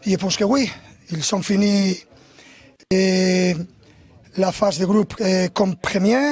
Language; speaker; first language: French; non-native, learner; Spanish